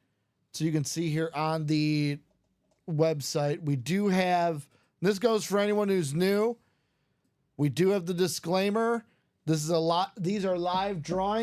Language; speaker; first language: English; native; English